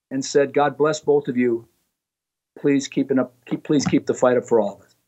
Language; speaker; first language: English; native; English